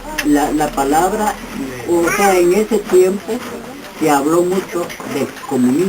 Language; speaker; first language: Spanish; non-native, local second language; Kʼicheʼ